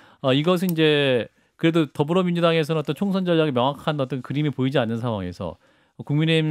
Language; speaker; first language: Korean; native; Korean